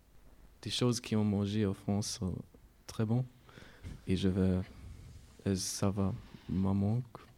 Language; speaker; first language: French; non-native, learner; German